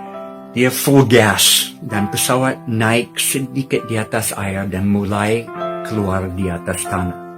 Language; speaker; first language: Indonesian; non-native, fluent; English